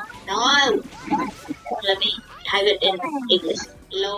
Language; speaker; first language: English; non-native, fluent; Thai